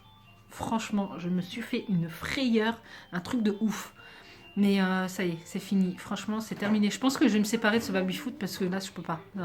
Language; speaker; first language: French; native; French